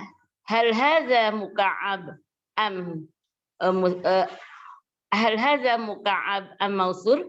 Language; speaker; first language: Arabic; non-native, learner; Indonesian